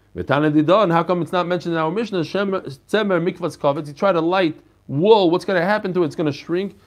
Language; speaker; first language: English; non-native, fluent; Hebrew